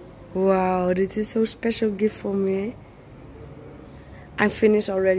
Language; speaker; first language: English; non-native, fluent; Dutch